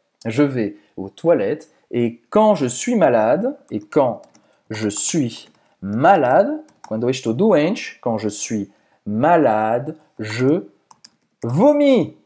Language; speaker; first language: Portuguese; non-native, fluent; French